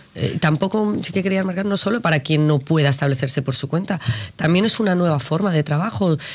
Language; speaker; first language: Spanish; native; Spanish